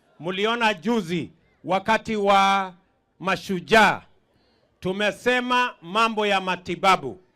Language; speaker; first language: Swahili; non-native, local second language; Kalenjin